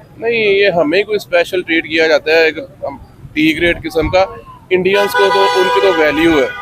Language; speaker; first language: Urdu; non-native, local second language; Punjabi